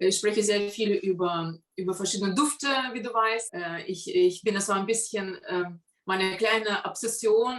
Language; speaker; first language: German; non-native, fluent; Russian